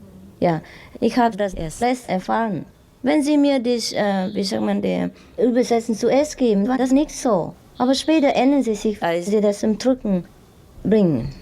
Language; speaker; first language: German; non-native, fluent; Vietnamese